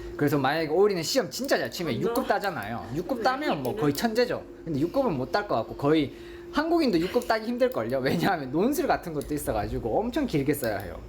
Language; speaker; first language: Korean; native; Korean